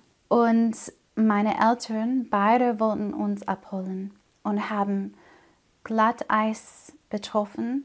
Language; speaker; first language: German; non-native, fluent; English